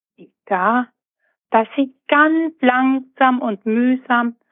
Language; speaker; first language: German; native; German